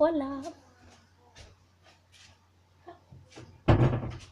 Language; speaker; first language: French; native; French